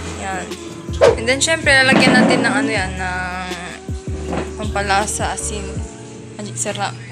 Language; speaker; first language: Filipino; non-native, local second language; Pangasinan